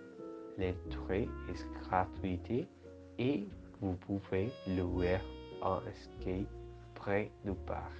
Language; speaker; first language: French; non-native, learner; Spanish